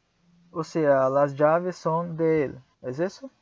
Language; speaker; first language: Portuguese; non-native, fluent; Spanish